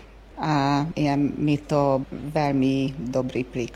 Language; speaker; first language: Slovak; early bilingual, heritage; Slovak